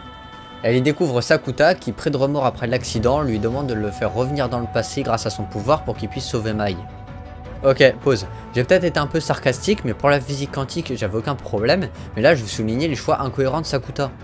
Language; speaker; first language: French; native; French